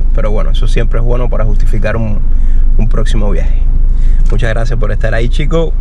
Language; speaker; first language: Spanish; native; Spanish